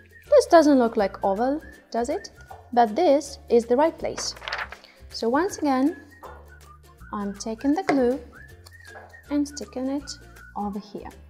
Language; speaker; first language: English; non-native, fluent; Russian